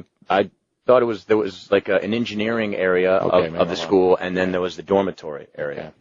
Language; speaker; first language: English; native; English